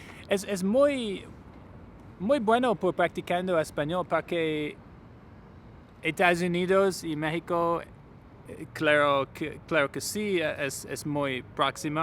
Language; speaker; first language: Spanish; non-native, learner; English